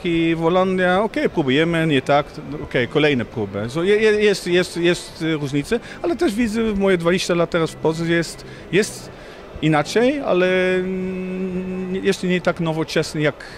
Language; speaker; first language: Polish; non-native, fluent; Dutch